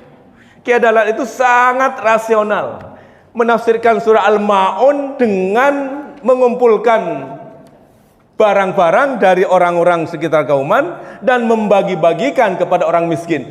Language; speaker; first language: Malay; non-native, local second language; Javanese